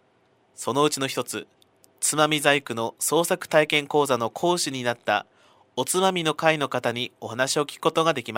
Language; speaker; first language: Japanese; native; Japanese